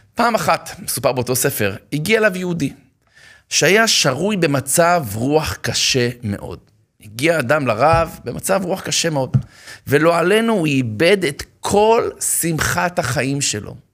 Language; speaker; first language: Hebrew; native; Hebrew